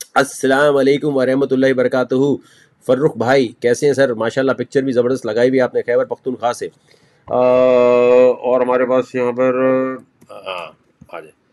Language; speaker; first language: Urdu; native; Urdu